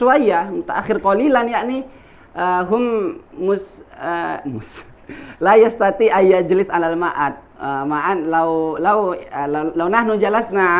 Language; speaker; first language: Arabic; non-native, fluent; Indonesian